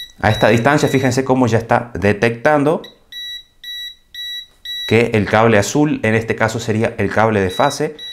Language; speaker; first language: Spanish; native; Spanish